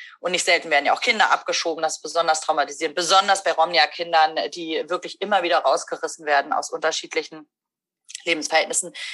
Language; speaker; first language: German; native; German